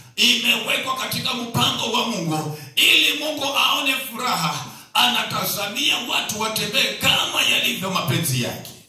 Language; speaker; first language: Swahili; non-native, local second language; Giryama